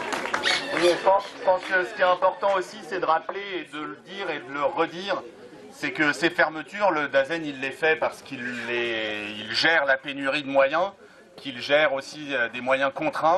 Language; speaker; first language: French; native; French